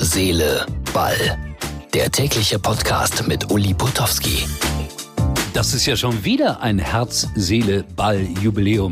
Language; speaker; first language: German; native; German